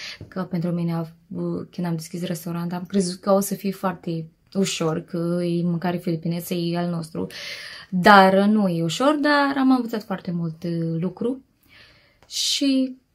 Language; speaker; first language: Romanian; non-native, fluent; Filipino